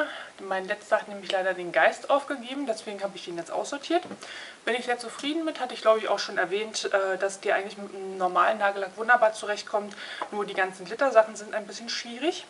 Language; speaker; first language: German; native; German